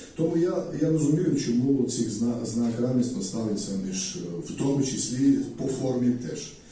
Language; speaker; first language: Ukrainian; non-native, fluent; Georgian